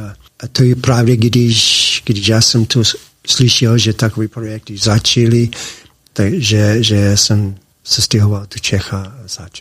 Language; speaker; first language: Czech; non-native, learner; English